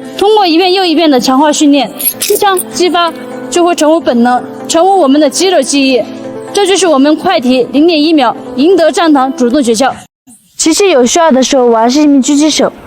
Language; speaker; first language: Chinese; non-native, local second language; Tibetan